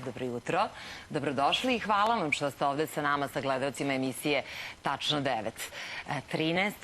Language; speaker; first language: Serbian; native; Serbian